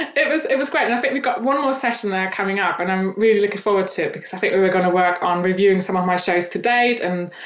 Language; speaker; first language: English; non-native, fluent; German